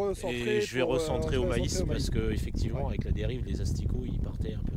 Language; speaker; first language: French; native; French